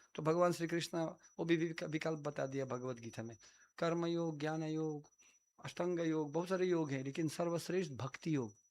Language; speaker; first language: Hindi; non-native, fluent; Russian